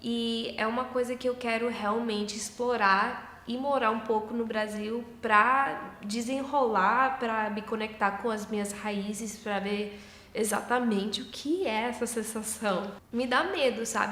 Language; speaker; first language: Portuguese; early bilingual, heritage; English